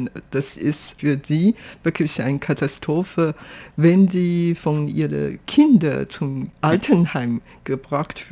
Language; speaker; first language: German; non-native, fluent; Chinese